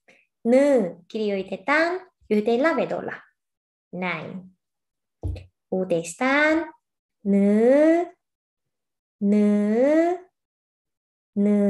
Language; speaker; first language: Finnish; non-native, fluent; Korean